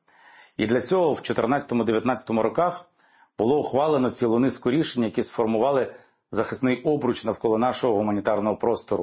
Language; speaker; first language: Ukrainian; native; Ukrainian